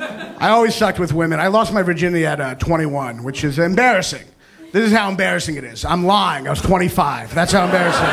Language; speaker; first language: English; native; English